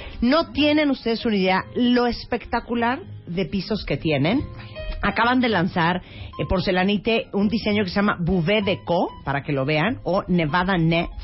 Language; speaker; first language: Spanish; native; Spanish